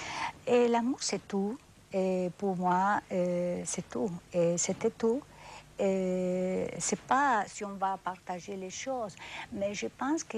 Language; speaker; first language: French; non-native, fluent; Spanish